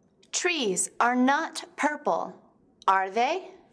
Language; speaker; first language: English; native; English